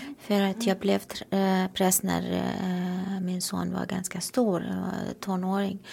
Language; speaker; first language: Swedish; non-native, fluent; Romanian